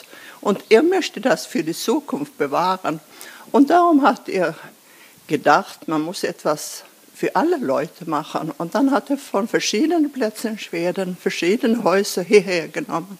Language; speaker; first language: German; non-native, learner; Swedish